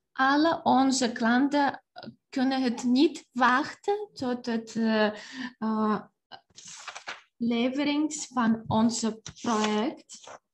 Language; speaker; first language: Dutch; non-native, fluent; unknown